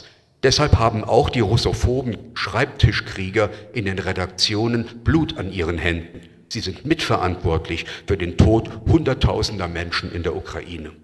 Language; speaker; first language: German; native; German